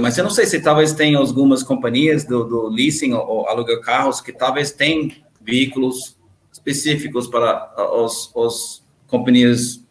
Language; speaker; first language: Portuguese; non-native, learner; English